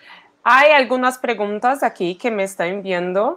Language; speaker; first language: Spanish; non-native, fluent; Portuguese